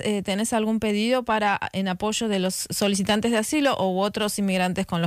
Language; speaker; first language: Spanish; native; Spanish